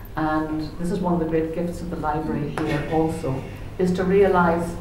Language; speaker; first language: English; native; English